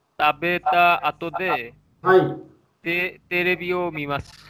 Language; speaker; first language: Japanese; non-native, learner; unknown